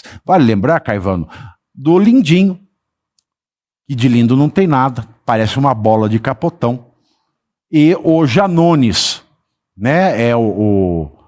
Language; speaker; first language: Portuguese; native; Portuguese